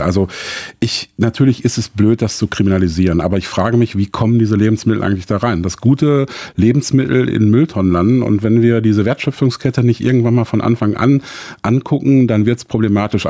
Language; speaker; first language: German; native; German